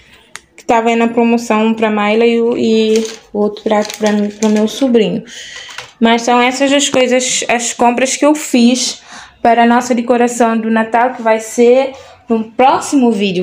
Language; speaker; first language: Portuguese; non-native, local second language; Kabuverdianu